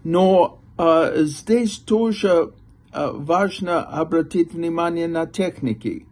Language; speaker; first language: Russian; non-native, fluent; English